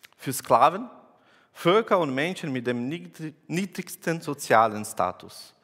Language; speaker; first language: German; non-native, fluent; Portuguese